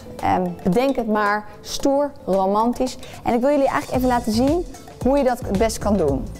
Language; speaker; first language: Dutch; native; Dutch